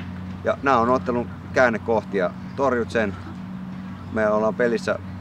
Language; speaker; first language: Finnish; native; Finnish